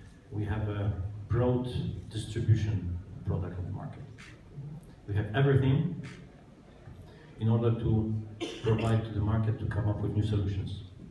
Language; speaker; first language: English; non-native, fluent; Polish